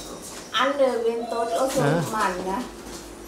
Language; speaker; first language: German; non-native, learner; Thai